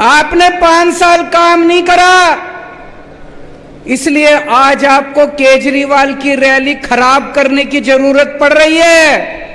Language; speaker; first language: Hindi; native; Hindi